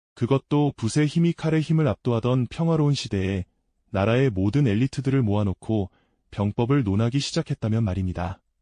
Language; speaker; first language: Korean; native; Korean